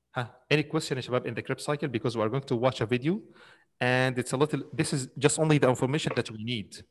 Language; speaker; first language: English; non-native, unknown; Arabic